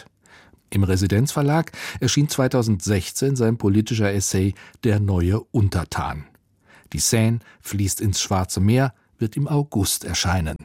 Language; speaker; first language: German; native; German